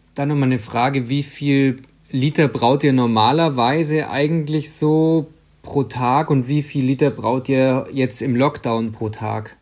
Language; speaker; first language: German; native; German